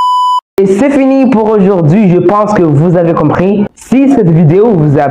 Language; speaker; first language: French; non-native, local second language; Comorian